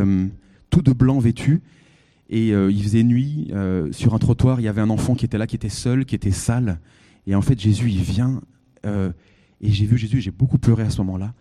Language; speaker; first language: French; native; French